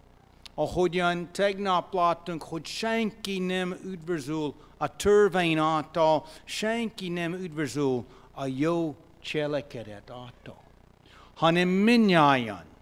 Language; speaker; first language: Hungarian; non-native, fluent; English